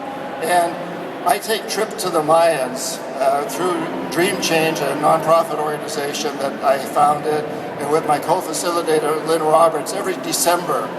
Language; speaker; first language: English; native; English